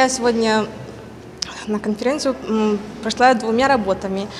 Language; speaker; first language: Russian; non-native, learner; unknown